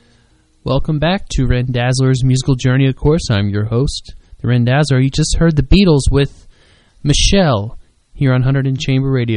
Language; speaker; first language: English; native; English